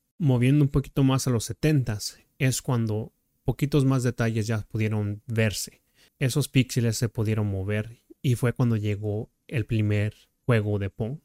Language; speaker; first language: Spanish; early bilingual, heritage; Spanish